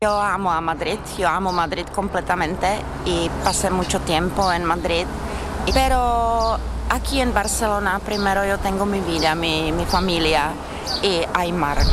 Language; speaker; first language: Spanish; non-native, learner; Czech